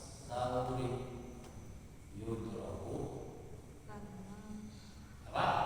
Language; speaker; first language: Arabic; non-native, fluent; Indonesian